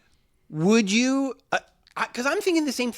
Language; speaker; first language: English; native; English